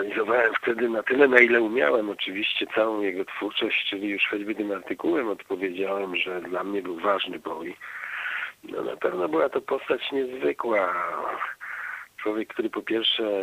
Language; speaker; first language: Polish; native; Polish